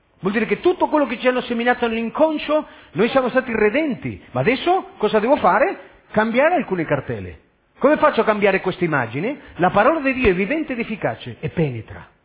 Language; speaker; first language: Italian; non-native, fluent; Spanish